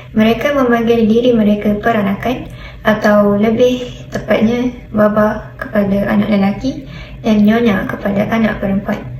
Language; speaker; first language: Malay; native; Malay